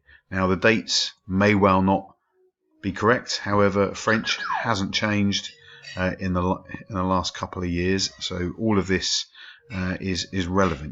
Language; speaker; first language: English; native; English